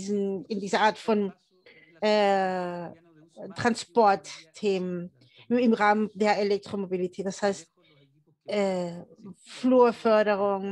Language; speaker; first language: German; early bilingual, heritage; German